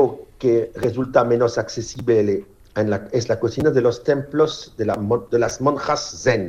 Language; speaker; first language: Spanish; non-native, fluent; French